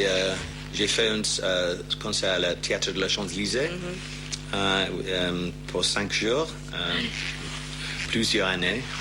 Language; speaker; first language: French; non-native, learner; English